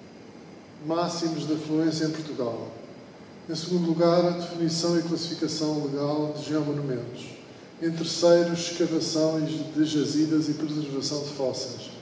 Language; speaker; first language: Portuguese; native; Portuguese